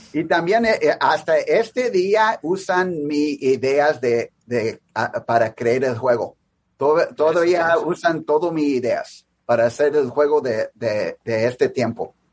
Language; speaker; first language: Spanish; early bilingual, heritage; English